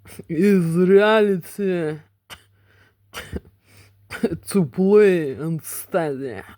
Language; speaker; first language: English; non-native, learner; Russian